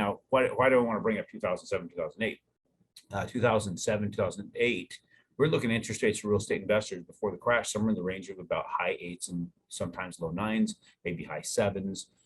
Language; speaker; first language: English; native; English